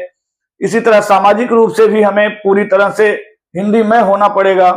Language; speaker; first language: Hindi; native; Hindi